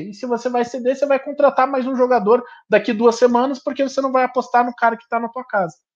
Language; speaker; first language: Portuguese; native; Portuguese